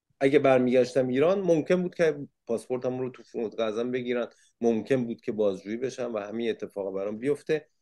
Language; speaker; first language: Persian; early bilingual, heritage; Persian